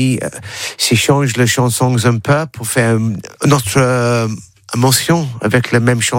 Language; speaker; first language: French; non-native, learner; English